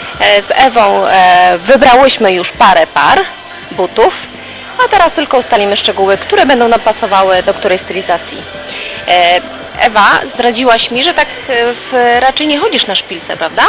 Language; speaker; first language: Polish; native; Polish